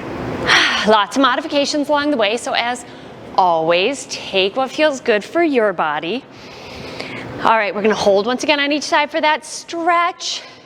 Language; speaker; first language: English; native; English